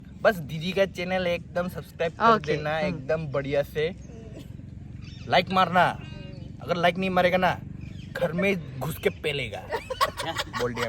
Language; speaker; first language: Hindi; non-native, local second language; Bodo